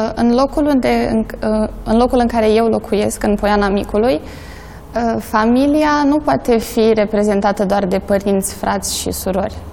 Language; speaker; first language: Romanian; non-native, local second language; Polish